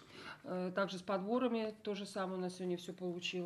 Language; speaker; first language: Russian; native; Russian